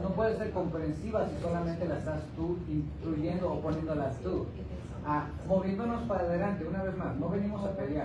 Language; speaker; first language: Spanish; native; Spanish